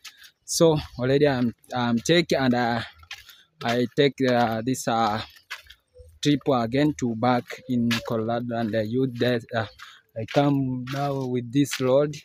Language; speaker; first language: English; non-native, learner; Swahili